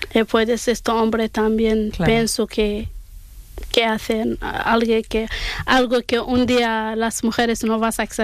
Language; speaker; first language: Spanish; non-native, learner; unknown